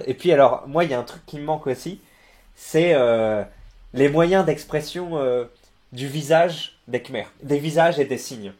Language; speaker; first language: French; native; French